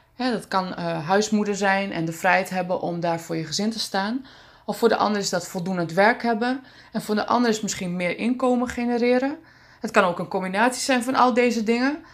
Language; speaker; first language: Dutch; non-native, local second language; Papiamento